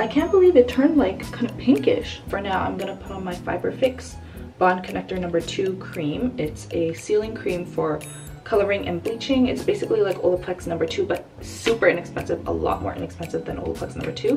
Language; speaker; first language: English; early bilingual, other home language; Korean